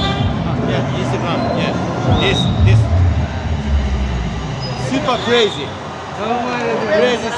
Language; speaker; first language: English; non-native, learner; Japanese